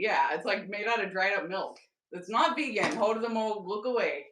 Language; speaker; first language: English; native; English